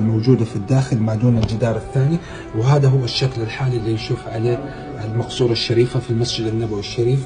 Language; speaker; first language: Arabic; native; Arabic